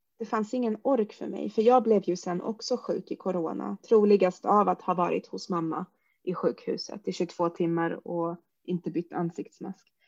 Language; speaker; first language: Swedish; early bilingual, other home language; Arabic